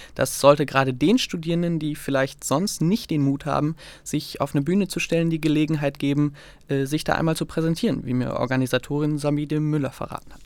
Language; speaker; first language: German; native; German